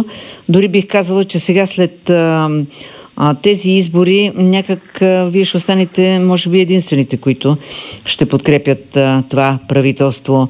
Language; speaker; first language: Bulgarian; native; Bulgarian